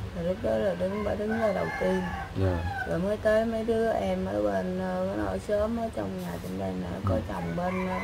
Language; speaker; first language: Vietnamese; native; Vietnamese